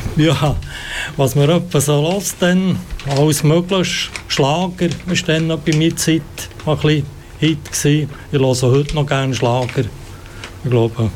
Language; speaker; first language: German; non-native, fluent; Italian